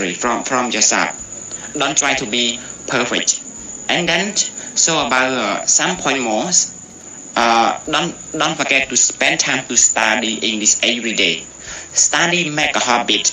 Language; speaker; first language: English; non-native, learner; Khmer